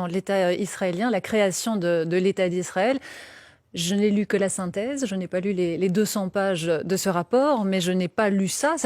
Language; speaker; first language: French; native; French